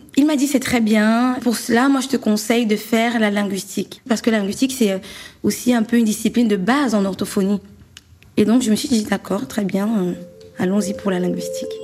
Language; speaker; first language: French; native; French